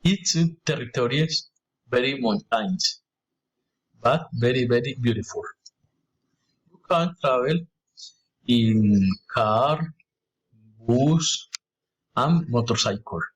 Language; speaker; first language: English; non-native, learner; Spanish